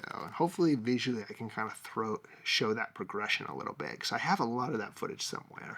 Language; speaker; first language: English; native; English